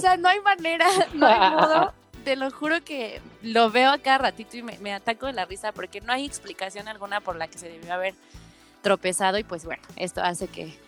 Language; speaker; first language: Spanish; native; Spanish